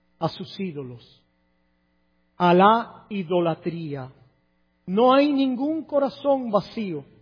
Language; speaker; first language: Spanish; native; Spanish